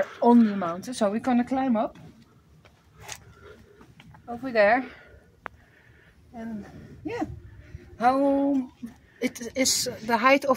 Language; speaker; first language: English; non-native, fluent; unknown